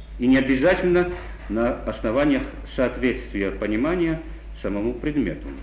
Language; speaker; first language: Russian; non-native, local second language; Georgian